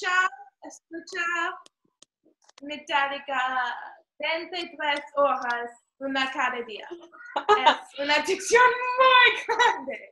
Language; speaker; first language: Spanish; non-native, learner; English